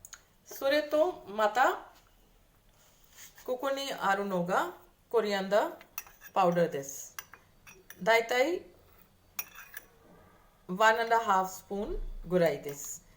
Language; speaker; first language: Japanese; non-native, fluent; Hindi